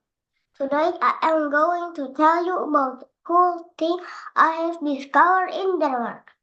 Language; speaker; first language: English; non-native, learner; Indonesian